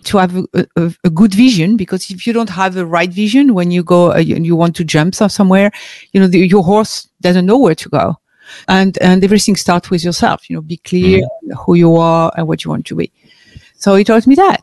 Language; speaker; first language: English; non-native, fluent; French